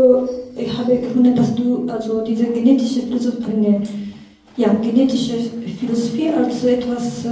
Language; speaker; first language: German; non-native, learner; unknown